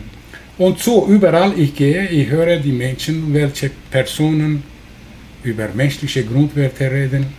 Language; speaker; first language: German; non-native, learner; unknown